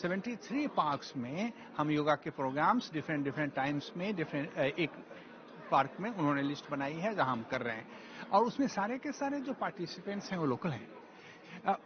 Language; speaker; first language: Hindi; native; Hindi